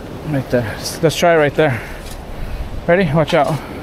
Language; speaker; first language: English; early bilingual, other home language; Spanish